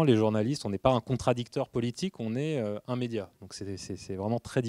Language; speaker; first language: French; native; French